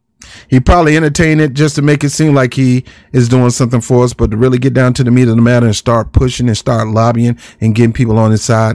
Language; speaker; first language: English; native; English